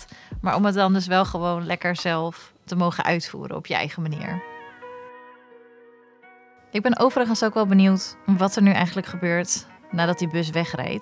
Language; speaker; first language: Dutch; native; Dutch